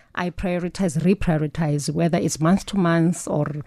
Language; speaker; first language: English; non-native, local second language; Northern Sotho